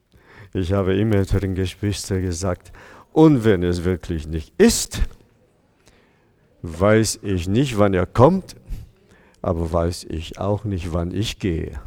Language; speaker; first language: German; non-native, fluent; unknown